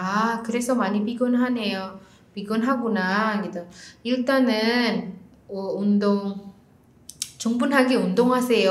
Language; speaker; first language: Korean; non-native, fluent; Indonesian